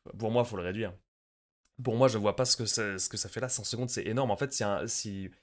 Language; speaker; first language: French; native; French